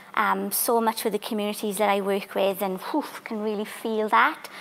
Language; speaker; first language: English; native; English